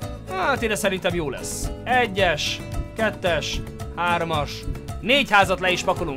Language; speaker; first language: Hungarian; native; Hungarian